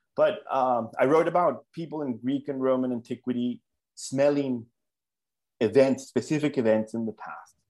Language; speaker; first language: English; non-native, fluent; Spanish